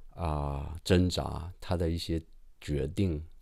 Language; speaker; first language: Chinese; native; Chinese